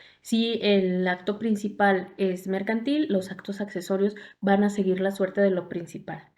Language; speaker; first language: Spanish; native; Spanish